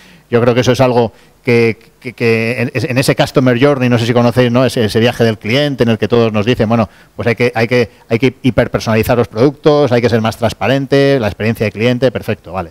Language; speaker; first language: Spanish; native; Spanish